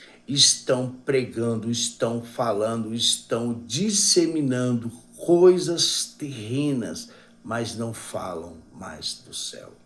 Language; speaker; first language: Portuguese; native; Portuguese